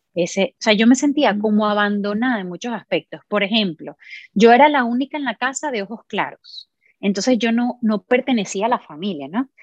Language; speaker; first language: Spanish; native; Spanish